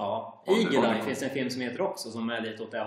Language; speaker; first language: Swedish; native; Swedish